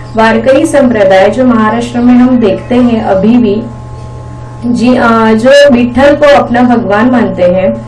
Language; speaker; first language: Hindi; non-native, local second language; Marathi